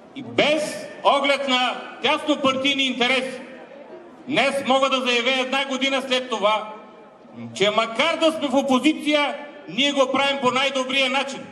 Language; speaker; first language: Bulgarian; non-native, local second language; Turkish